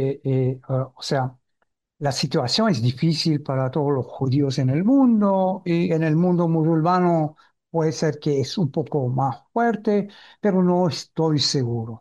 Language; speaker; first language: Spanish; early bilingual, heritage; Ladino